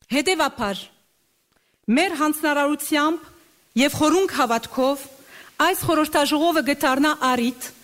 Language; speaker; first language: Armenian; native; Armenian